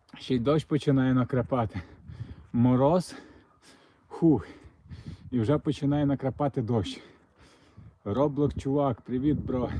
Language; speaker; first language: Ukrainian; non-native, local second language; Russian